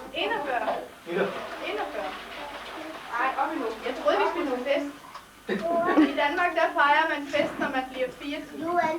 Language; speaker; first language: Danish; native; Danish